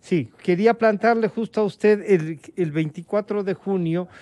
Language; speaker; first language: Spanish; native; Spanish